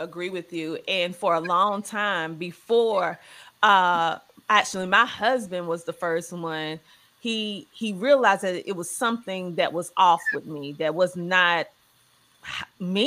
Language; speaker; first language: English; native; English